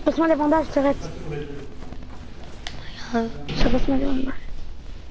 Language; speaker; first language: French; native; French